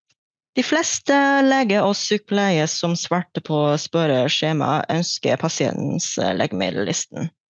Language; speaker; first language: Norwegian; non-native, fluent; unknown